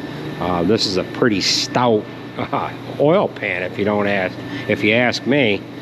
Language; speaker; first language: English; native; English